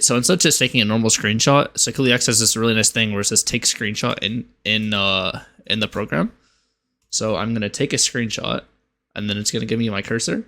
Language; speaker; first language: English; native; English